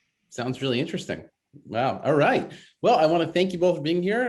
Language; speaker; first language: English; native; English